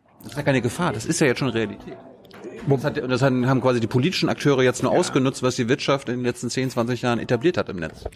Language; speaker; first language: German; native; German